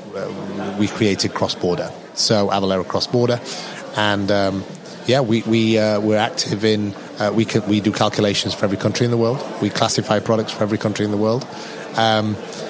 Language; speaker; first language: English; native; English